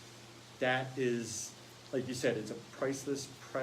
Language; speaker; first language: English; native; English